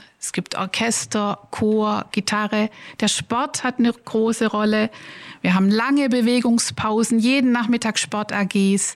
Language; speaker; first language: German; native; German